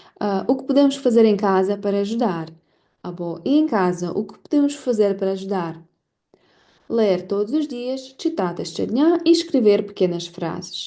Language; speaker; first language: Portuguese; non-native, learner; Ukrainian